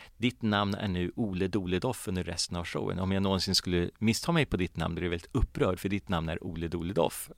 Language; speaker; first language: Swedish; early bilingual, other home language; Polish